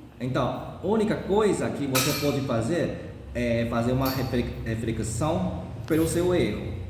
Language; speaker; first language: Portuguese; non-native, fluent; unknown